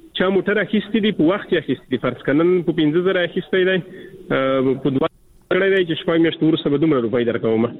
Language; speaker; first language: Pashto; native; Pashto